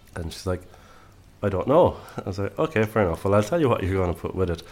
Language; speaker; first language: English; native; English